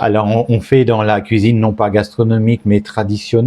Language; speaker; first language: French; native; French